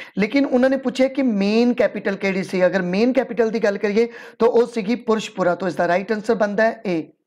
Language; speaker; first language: Hindi; non-native, local second language; Punjabi